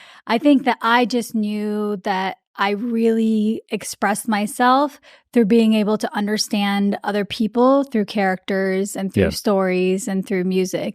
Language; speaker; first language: English; early bilingual, other home language; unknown